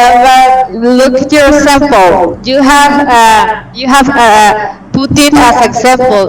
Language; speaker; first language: English; non-native, fluent; Spanish